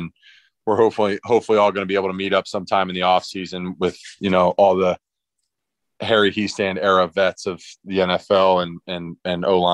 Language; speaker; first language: English; native; English